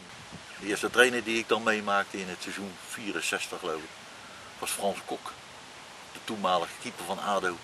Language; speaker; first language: Dutch; native; Dutch